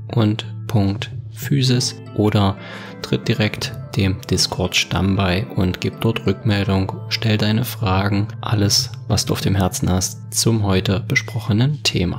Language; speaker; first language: German; native; German